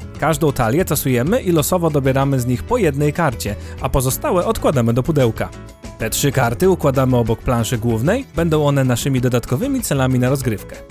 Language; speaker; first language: Polish; native; Polish